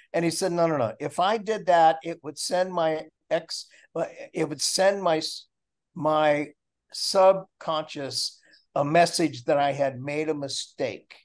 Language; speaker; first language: English; native; English